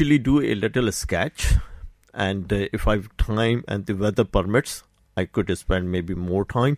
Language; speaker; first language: English; non-native, local second language; Urdu